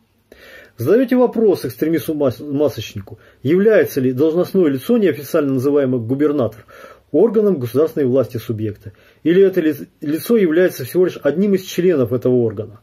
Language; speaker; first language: Russian; native; Russian